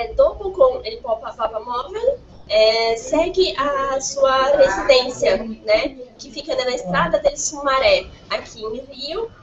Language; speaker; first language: Italian; non-native, learner; Portuguese